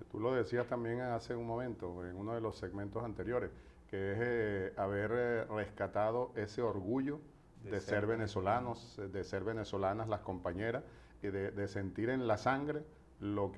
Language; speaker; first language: Spanish; native; Spanish